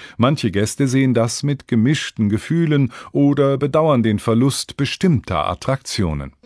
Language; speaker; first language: German; native; German